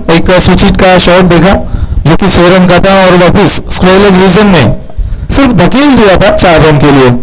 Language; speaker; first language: Hindi; non-native, local second language; Marathi